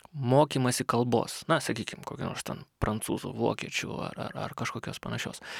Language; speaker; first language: Lithuanian; non-native, local second language; Russian